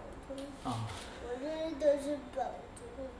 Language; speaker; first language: Chinese; early bilingual, heritage; Chinese